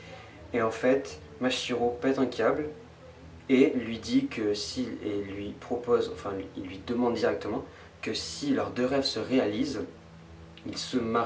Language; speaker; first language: French; native; French